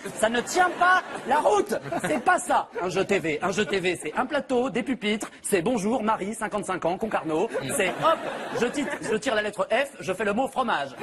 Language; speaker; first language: French; native; French